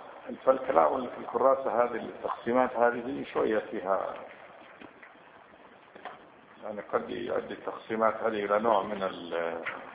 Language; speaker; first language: Arabic; native; Arabic